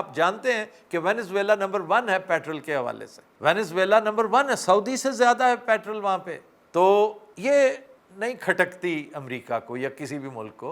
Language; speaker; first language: Urdu; native; Urdu